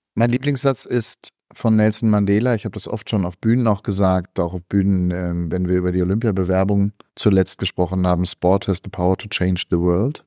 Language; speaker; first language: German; native; German